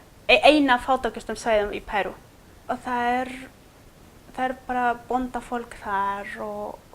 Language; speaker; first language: Icelandic; non-native, fluent; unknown